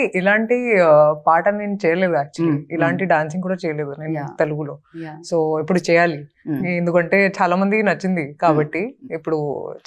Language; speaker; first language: Telugu; non-native, fluent; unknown